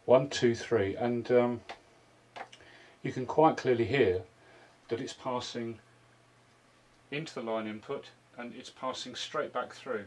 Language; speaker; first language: English; native; English